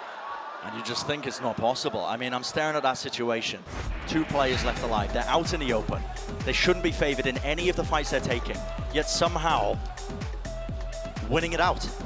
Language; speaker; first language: English; native; English